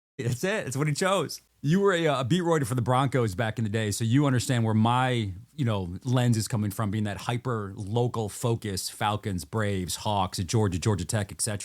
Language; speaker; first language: English; native; English